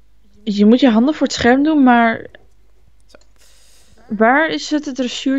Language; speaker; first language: Dutch; native; Dutch